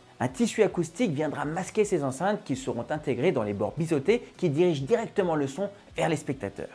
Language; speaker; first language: French; native; French